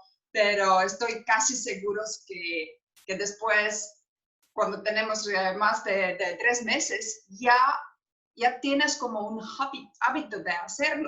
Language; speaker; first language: Spanish; non-native, learner; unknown